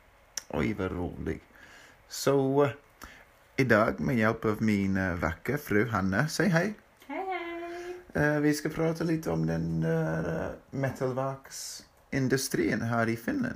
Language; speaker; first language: Swedish; non-native, fluent; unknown